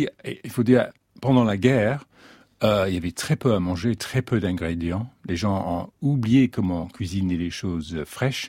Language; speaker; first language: French; non-native, fluent; English